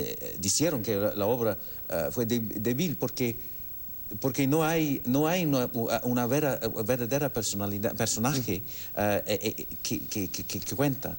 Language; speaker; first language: Spanish; non-native, fluent; English